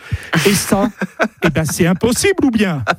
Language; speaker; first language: French; native; French